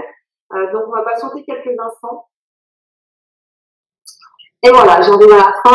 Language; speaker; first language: French; native; French